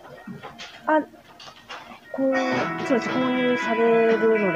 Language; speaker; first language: Japanese; native; Japanese